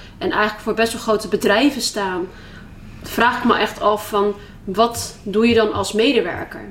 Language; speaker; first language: Dutch; early bilingual, other home language; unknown